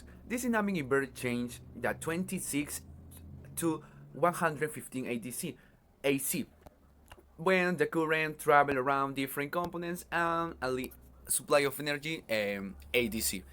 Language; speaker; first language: English; non-native, learner; Spanish